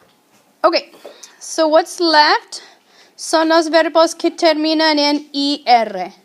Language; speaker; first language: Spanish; non-native, fluent; English